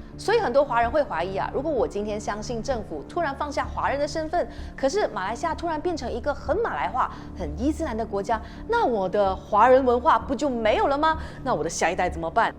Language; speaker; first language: Chinese; native; Chinese